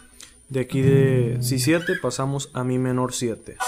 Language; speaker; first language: Spanish; native; Spanish